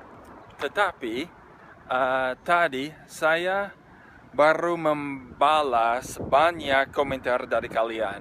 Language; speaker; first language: Indonesian; non-native, fluent; English